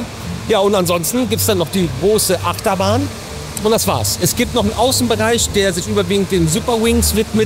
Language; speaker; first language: German; native; German